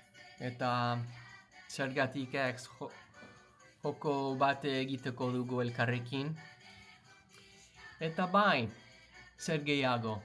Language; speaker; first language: Basque; non-native, learner; English